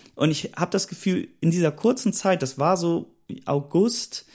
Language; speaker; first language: German; native; German